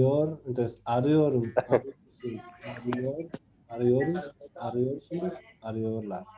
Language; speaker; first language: Turkish; non-native, fluent; Spanish